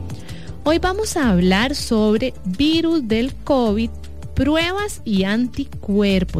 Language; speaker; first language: Spanish; native; Spanish